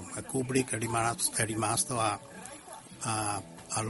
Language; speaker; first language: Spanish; non-native, learner; Italian